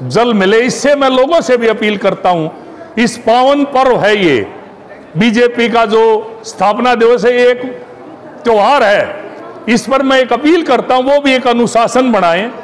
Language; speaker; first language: Hindi; native; Hindi